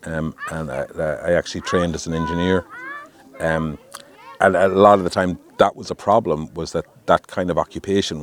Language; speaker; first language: English; native; English